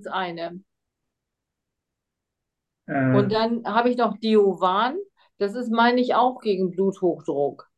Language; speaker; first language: German; native; German